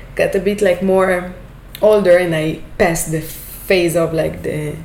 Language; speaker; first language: English; non-native, fluent; Hebrew